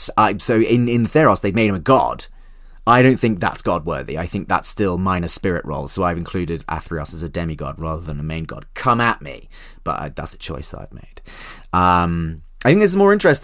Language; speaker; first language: English; native; English